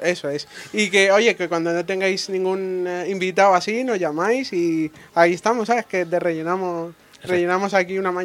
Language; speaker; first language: Spanish; native; Spanish